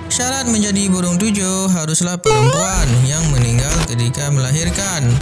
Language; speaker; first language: Malay; non-native, local second language; Achinese